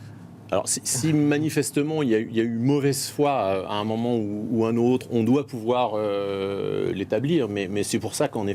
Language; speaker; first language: French; native; French